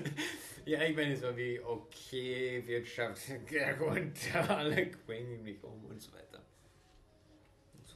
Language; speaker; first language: German; non-native, fluent; English